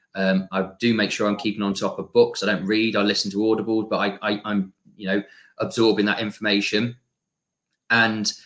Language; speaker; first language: English; native; English